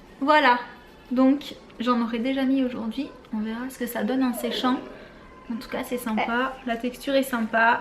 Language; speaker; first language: French; native; French